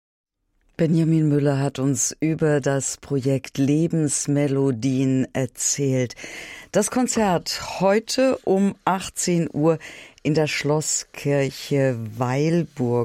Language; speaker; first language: German; native; German